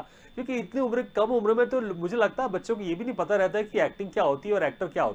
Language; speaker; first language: Hindi; native; Hindi